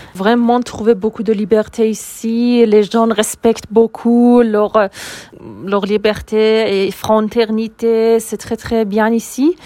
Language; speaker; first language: French; non-native, learner; Persian